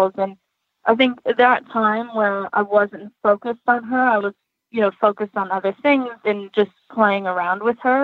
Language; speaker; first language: English; native; English